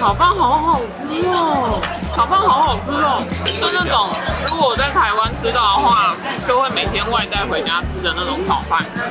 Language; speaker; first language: Chinese; native; Chinese